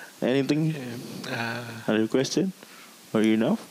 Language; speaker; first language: English; non-native, learner; Indonesian